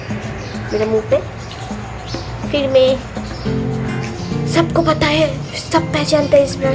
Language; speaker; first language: Hindi; non-native, learner; Bangla